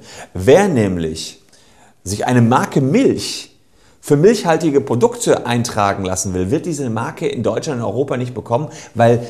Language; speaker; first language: German; native; German